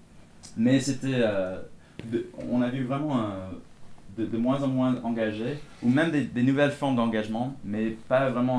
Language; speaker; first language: French; non-native, fluent; English